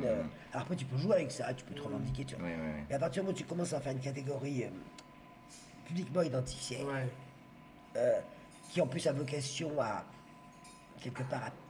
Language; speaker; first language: French; native; French